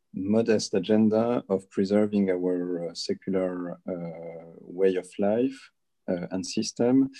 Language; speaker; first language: English; early bilingual, other home language; Spanish